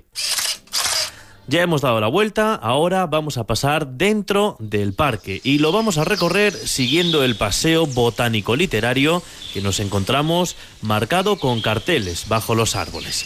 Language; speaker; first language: Spanish; native; Spanish